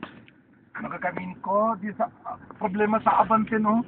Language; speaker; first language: Filipino; non-native, learner; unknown